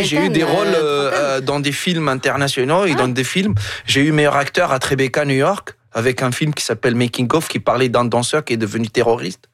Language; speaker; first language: French; non-native, local second language; Arabic